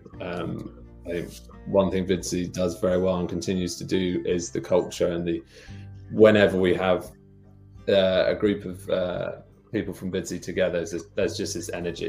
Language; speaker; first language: English; native; English